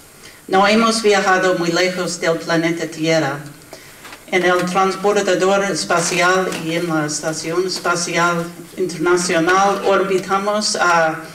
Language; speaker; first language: Spanish; non-native, learner; English